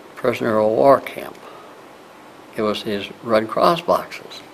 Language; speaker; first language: English; native; English